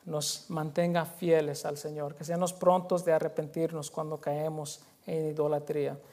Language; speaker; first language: Spanish; early bilingual, heritage; Spanish